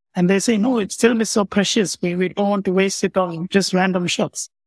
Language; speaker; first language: English; non-native, local second language; Tamil